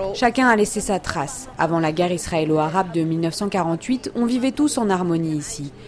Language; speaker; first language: French; non-native, fluent; Arabic